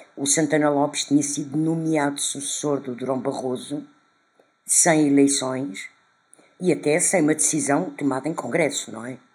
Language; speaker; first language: Portuguese; native; Portuguese